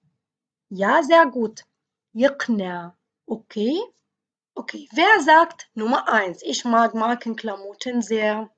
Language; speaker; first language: German; non-native, fluent; Arabic